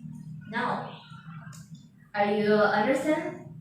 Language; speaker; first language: English; non-native, learner; Indonesian